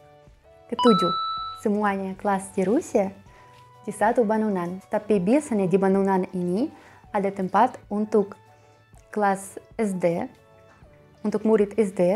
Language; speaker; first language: Indonesian; non-native, learner; Russian